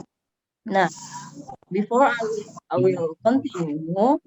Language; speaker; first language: English; non-native, learner; Indonesian